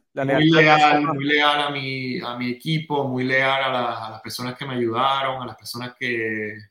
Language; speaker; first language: Spanish; native; Spanish